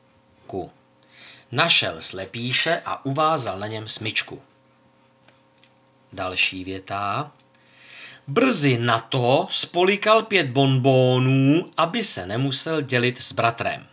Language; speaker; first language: Czech; native; Czech